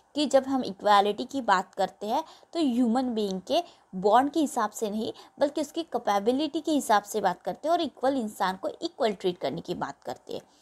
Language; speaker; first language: Hindi; non-native, local second language; Marathi